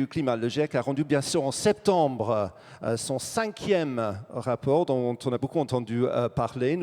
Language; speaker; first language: French; native; French